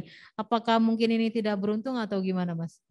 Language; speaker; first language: Indonesian; native; Indonesian